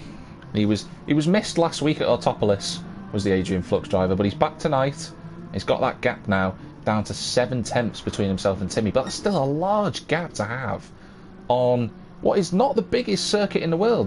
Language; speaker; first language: English; native; English